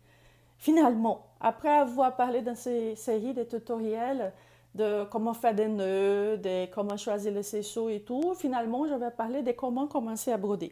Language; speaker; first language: French; non-native, fluent; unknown